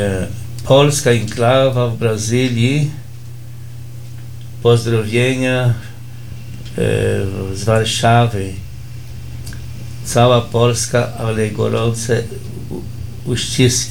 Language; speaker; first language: Polish; early bilingual, heritage; Portuguese